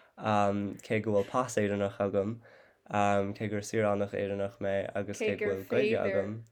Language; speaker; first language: Irish; non-native, fluent; English